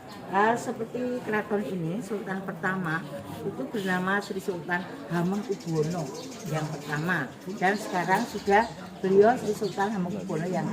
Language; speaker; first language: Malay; non-native, local second language; Javanese